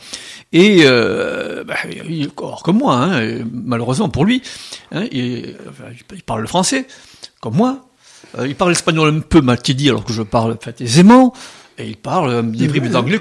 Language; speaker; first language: French; native; French